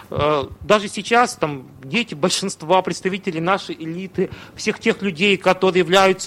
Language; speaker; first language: Russian; native; Russian